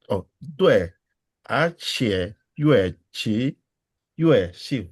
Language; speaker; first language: Chinese; non-native, learner; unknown